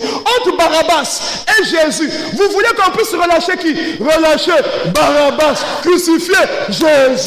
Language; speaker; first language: French; non-native, local second language; Lingala